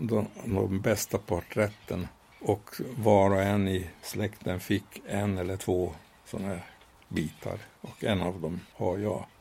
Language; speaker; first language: Swedish; non-native, fluent; Hungarian